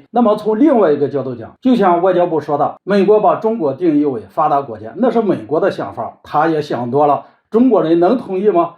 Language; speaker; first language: Chinese; native; Chinese